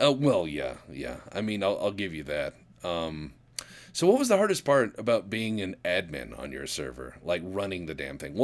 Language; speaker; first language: English; native; English